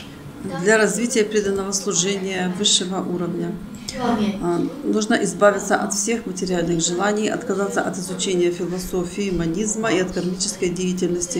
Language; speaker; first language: Russian; native; Russian